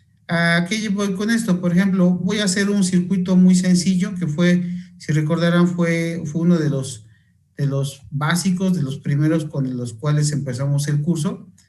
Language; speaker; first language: Spanish; native; Spanish